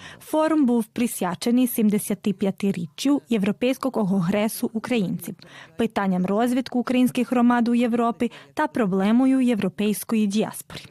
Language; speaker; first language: Ukrainian; early bilingual, heritage; Ukrainian